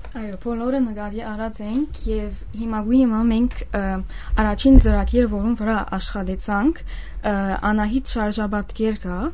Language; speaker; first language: Armenian; early bilingual, heritage; Armenian